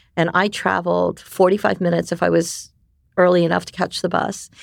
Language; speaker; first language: English; early bilingual, other home language; Japanese